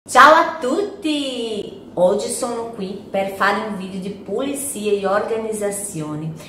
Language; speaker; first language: Italian; non-native, fluent; Portuguese